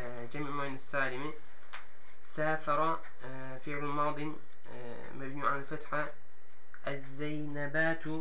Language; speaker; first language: Arabic; non-native, learner; Turkish